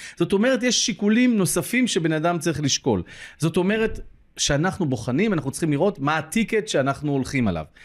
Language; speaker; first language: Hebrew; native; Hebrew